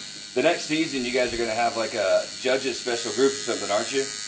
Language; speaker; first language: English; native; English